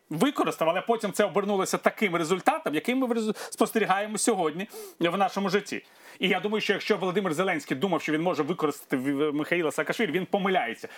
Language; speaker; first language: Ukrainian; non-native, local second language; Russian